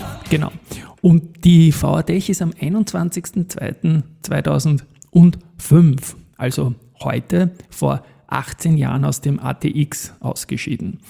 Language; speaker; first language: German; native; German